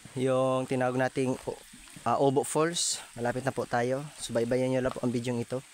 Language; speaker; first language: Filipino; non-native, local second language; Masbatenyo